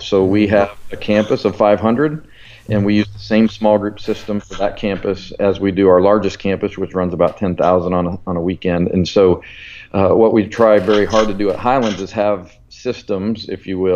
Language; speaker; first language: English; native; English